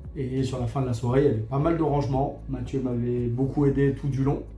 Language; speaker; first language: French; native; French